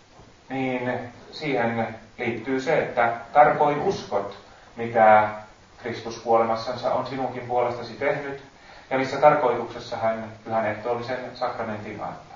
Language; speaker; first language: Finnish; native; Finnish